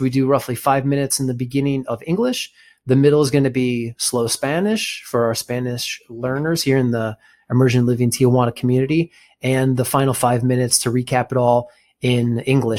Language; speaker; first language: English; native; English